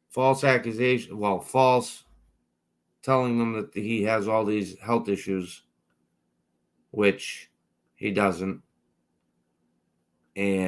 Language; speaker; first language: English; native; English